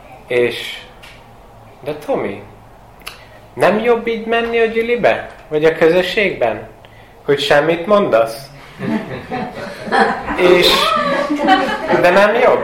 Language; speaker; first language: Hungarian; non-native, fluent; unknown